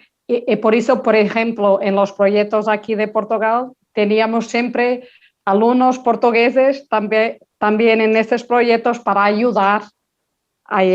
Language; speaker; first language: Spanish; non-native, local second language; Portuguese